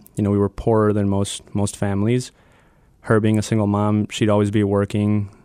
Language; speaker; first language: English; early bilingual, other home language; Spanish